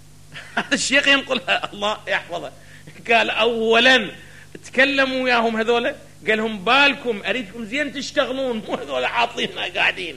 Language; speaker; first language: Arabic; native; Arabic